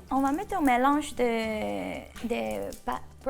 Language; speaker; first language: French; non-native, fluent; Spanish